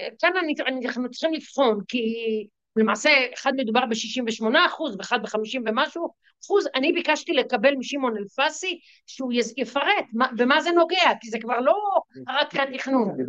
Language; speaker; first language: Hebrew; native; Hebrew